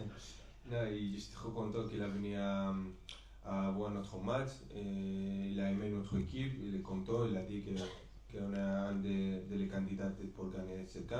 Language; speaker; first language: French; non-native, fluent; Spanish